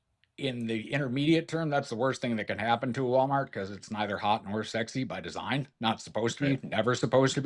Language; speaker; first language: English; native; English